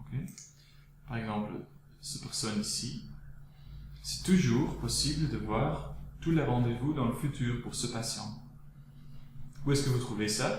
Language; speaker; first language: French; non-native, local second language; Dutch